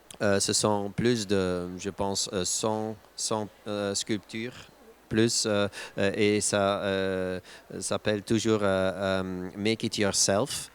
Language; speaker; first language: French; non-native, local second language; Dutch